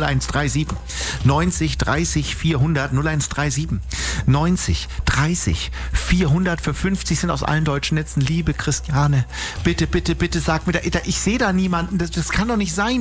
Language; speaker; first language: German; native; German